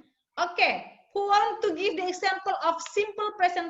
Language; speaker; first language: English; non-native, fluent; Indonesian